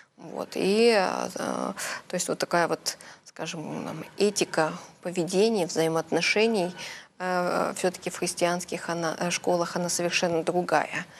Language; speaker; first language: Russian; early bilingual, heritage; Russian